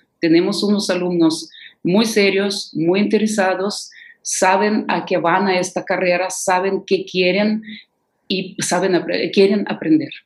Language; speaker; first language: Spanish; non-native, fluent; Russian